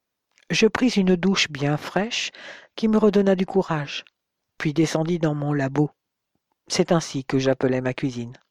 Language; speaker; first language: French; native; French